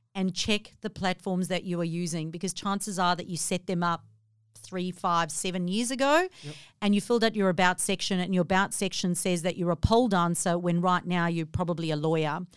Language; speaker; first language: English; native; English